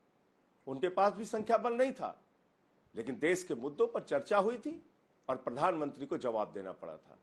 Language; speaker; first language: Hindi; native; Hindi